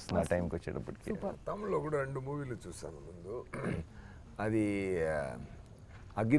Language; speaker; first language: Telugu; non-native, learner; Tamil